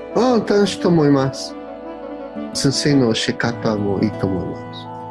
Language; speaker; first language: Japanese; non-native, learner; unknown